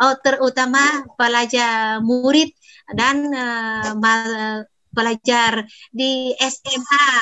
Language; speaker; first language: Indonesian; non-native, fluent; Vietnamese